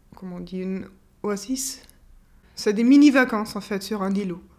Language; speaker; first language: French; non-native, fluent; German